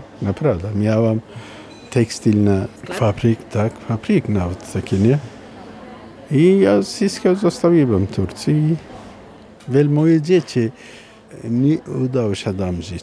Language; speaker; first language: Polish; non-native, learner; Turkish